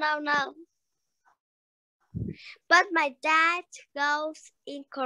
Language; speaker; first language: English; non-native, learner; Vietnamese